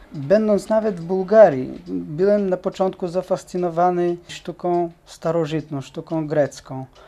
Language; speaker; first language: Polish; non-native, fluent; Bulgarian